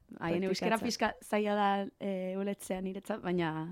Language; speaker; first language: Basque; non-native, learner; English